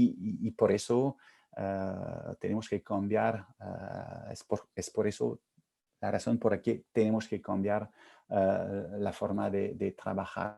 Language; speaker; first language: Spanish; non-native, fluent; French